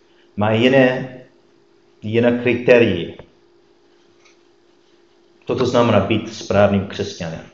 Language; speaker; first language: Czech; non-native, fluent; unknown